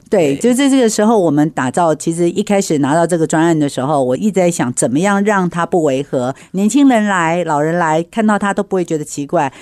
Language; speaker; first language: Chinese; native; Chinese